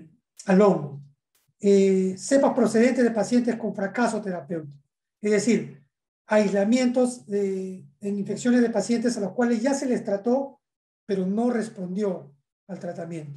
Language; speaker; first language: Spanish; native; Spanish